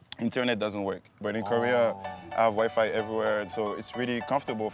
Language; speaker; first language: English; non-native, learner; French